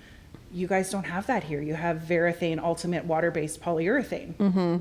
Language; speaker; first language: English; native; English